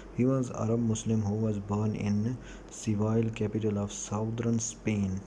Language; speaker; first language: English; non-native, local second language; Urdu